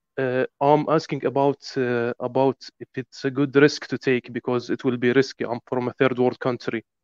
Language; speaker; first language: English; non-native, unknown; Arabic